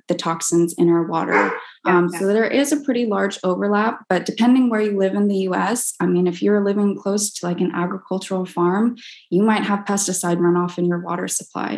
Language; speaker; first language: English; native; English